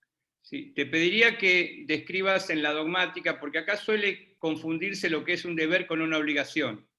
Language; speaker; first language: Spanish; native; Spanish